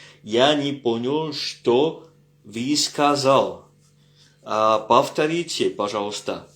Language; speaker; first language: Russian; non-native, fluent; French